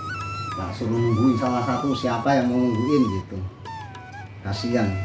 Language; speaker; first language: Indonesian; non-native, local second language; Javanese